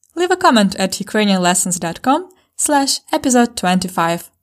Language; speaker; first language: English; non-native, fluent; Ukrainian